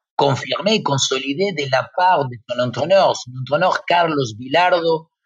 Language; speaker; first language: French; non-native, fluent; Spanish